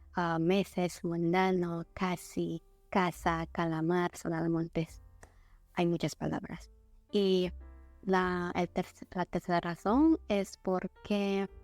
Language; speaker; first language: Spanish; non-native, learner; Indonesian